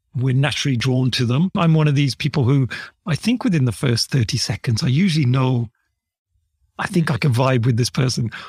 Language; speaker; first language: English; native; English